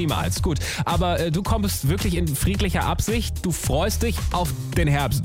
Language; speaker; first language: German; native; German